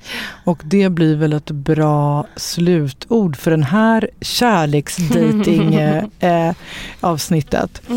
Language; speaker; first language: Swedish; native; Swedish